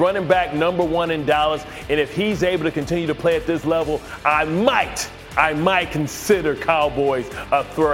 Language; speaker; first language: English; native; English